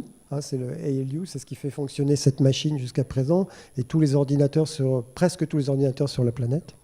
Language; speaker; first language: French; native; French